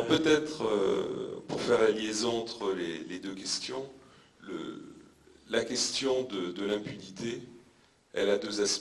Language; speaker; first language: French; native; French